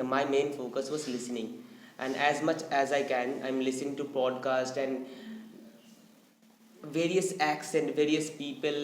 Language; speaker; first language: English; non-native, learner; Bangla